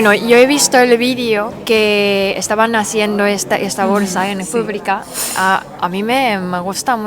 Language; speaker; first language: Spanish; non-native, learner; Japanese